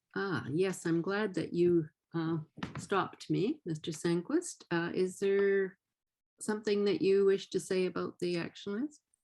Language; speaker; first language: English; native; English